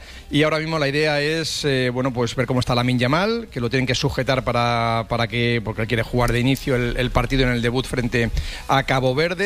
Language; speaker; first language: Spanish; native; Spanish